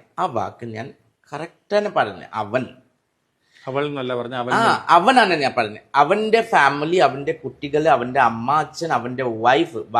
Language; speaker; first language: Malayalam; non-native, fluent; Assamese